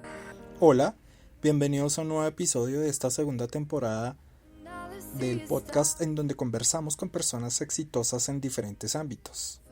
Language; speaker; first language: Spanish; native; Spanish